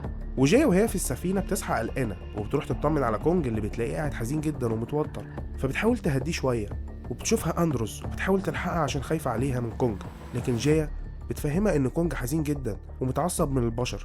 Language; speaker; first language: Arabic; native; Arabic